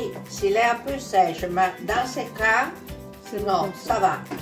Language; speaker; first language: French; non-native, learner; Italian